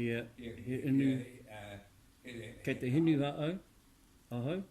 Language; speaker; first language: Māori; non-native, learner; English